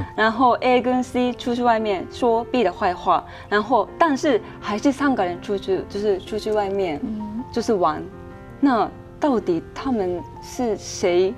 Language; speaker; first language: Chinese; non-native, fluent; Japanese